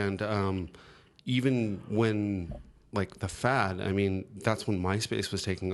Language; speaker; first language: English; native; English